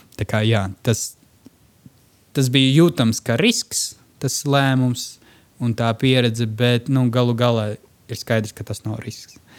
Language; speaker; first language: Latvian; non-native, local second language; Russian